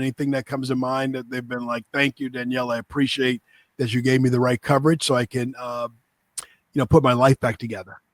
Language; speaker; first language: English; native; English